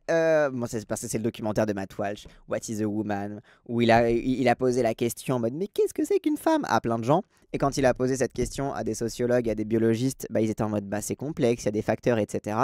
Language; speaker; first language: French; native; French